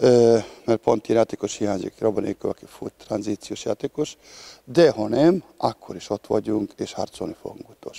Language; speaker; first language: Hungarian; non-native, learner; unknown